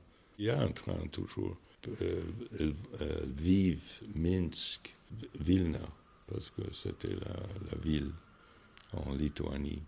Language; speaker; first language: French; non-native, fluent; English